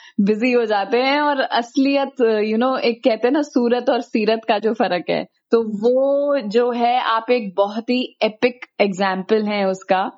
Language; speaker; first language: Hindi; native; Hindi